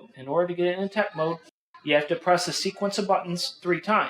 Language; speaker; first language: English; native; English